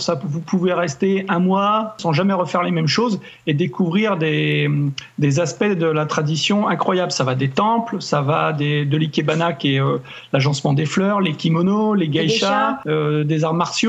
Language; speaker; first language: French; native; French